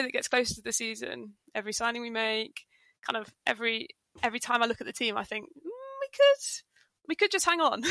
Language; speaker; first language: English; native; English